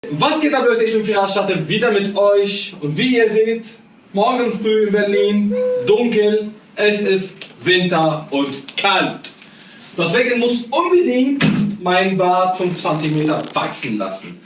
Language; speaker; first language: German; non-native, fluent; Arabic